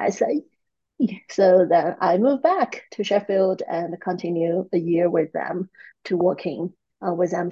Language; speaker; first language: English; non-native, fluent; Chinese